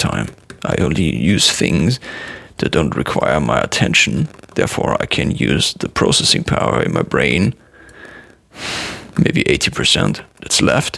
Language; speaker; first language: English; non-native, fluent; German